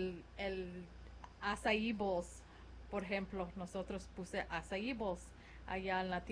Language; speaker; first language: Spanish; non-native, learner; English